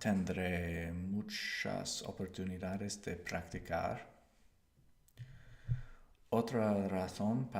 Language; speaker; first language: Spanish; non-native, learner; English